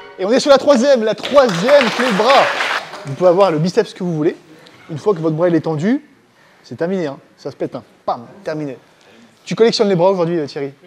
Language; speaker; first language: French; native; French